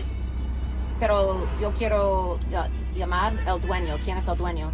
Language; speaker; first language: Spanish; non-native, learner; English